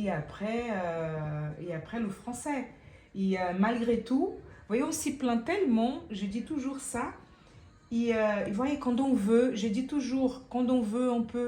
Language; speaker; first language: French; non-native, fluent; Portuguese